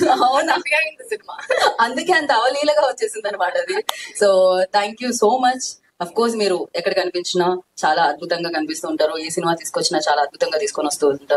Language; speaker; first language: Telugu; native; Telugu